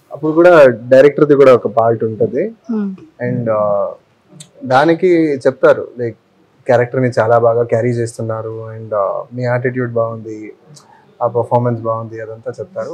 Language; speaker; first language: Telugu; non-native, fluent; Tamil